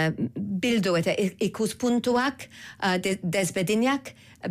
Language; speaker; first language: Basque; non-native, learner; English